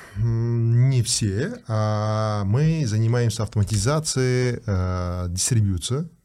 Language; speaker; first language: Russian; non-native, local second language; Uzbek